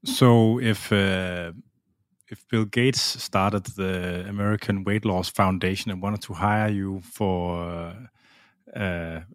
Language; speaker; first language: English; non-native, fluent; Danish